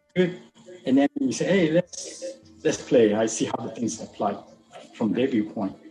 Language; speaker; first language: English; non-native, local second language; Min Nan Chinese